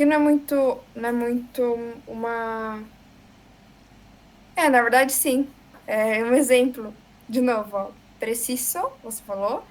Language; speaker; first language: Portuguese; native; Portuguese